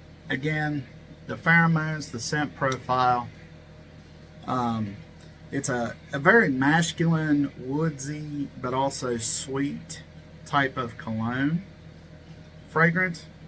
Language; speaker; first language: English; native; English